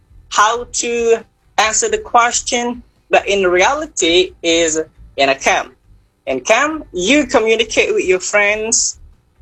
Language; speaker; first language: English; non-native, fluent; Indonesian